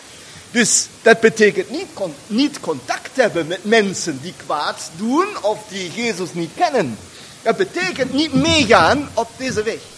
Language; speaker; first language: Dutch; non-native, fluent; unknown